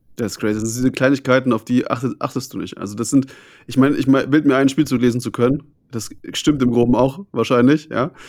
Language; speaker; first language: German; native; German